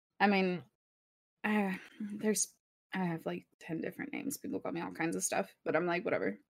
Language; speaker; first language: English; early bilingual, other home language; Spanish